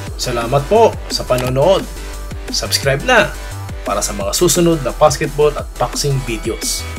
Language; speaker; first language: Filipino; native; Filipino